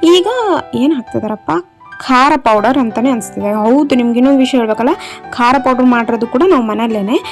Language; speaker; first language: Kannada; non-native, local second language; Telugu